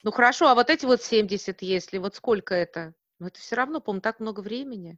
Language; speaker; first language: Russian; native; Russian